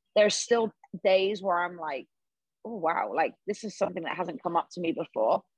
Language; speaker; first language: English; native; English